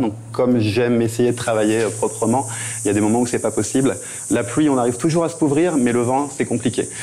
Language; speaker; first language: French; native; French